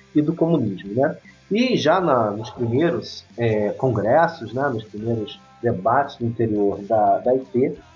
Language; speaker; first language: Portuguese; native; Portuguese